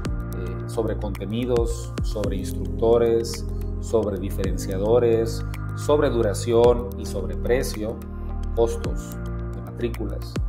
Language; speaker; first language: Spanish; native; Spanish